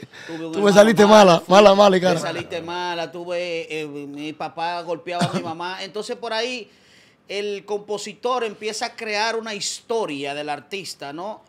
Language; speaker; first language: Spanish; native; Spanish